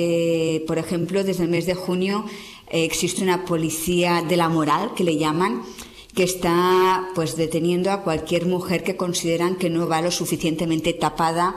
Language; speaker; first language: Spanish; native; Spanish